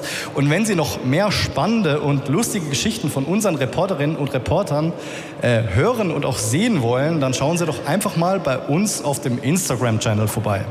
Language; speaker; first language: German; native; German